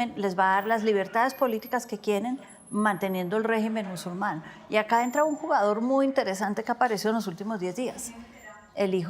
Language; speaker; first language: Spanish; native; Spanish